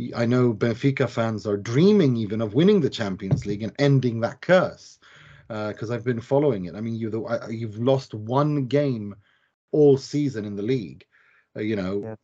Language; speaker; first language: English; non-native, fluent; Swedish